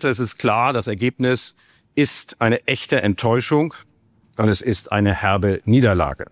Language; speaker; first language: German; native; German